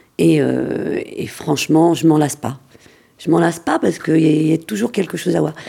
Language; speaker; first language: French; early bilingual, other home language; Arabic